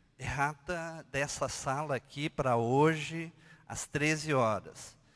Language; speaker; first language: Portuguese; native; Portuguese